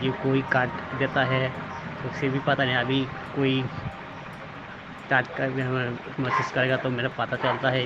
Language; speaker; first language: Hindi; non-native, local second language; Bangla